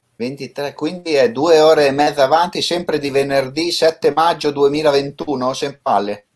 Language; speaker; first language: Italian; native; Italian